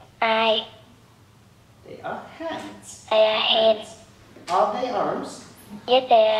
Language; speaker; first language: English; non-native, learner; Vietnamese